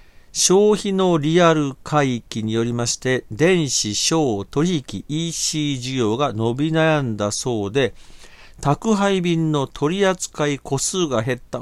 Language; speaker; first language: Japanese; native; Japanese